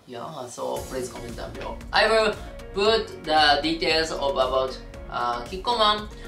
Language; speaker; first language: English; non-native, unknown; Japanese